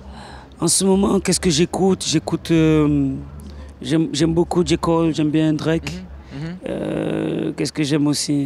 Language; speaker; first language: French; native; French